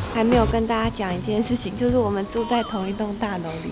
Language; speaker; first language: Chinese; native; Chinese